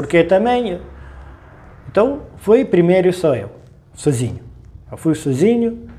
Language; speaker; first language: Portuguese; non-native, learner; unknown